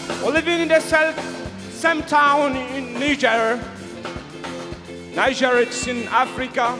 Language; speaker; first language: English; non-native, learner; Tamasheq